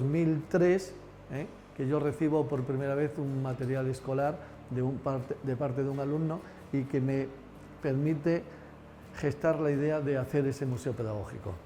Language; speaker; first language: Spanish; native; Spanish